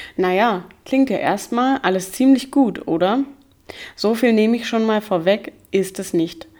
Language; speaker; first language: German; native; German